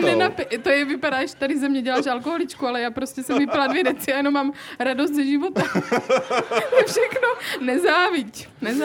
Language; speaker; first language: Czech; native; Czech